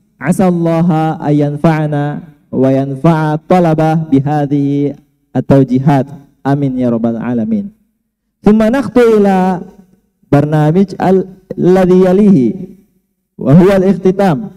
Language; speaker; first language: Arabic; non-native, learner; Indonesian